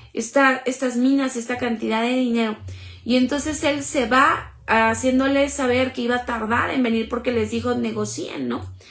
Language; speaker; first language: Spanish; native; Spanish